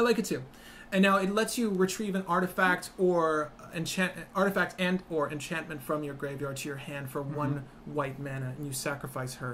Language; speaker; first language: English; native; English